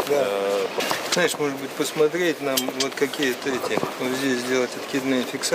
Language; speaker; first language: Russian; native; Russian